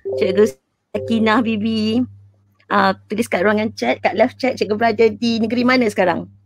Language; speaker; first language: Malay; native; Malay